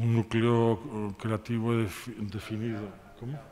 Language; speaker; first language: Spanish; non-native, local second language; Galician